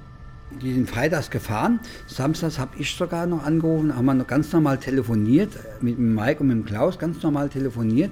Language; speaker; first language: German; native; German